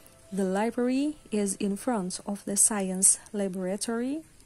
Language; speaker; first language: English; non-native, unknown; Indonesian